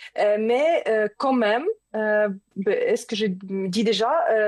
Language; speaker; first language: French; non-native, learner; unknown